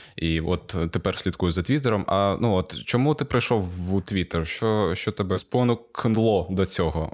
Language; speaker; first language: Ukrainian; native; Ukrainian